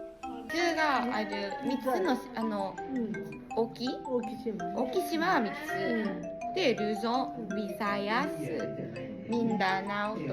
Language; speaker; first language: Japanese; non-native, learner; Filipino